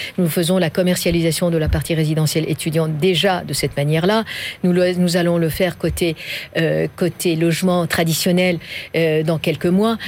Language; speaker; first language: French; non-native, fluent; Persian